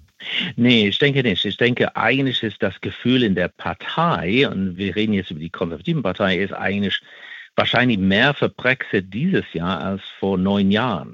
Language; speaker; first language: German; non-native, fluent; English